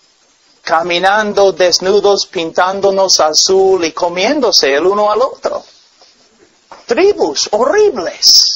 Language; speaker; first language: Spanish; non-native, fluent; English